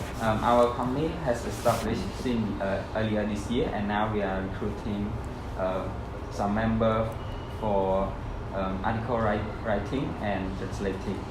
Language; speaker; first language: English; non-native, learner; Khmer